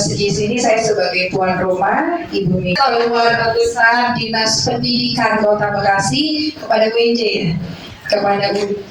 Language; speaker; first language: Indonesian; native; Indonesian